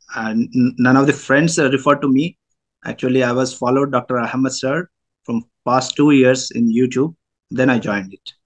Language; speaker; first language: English; non-native, local second language; Telugu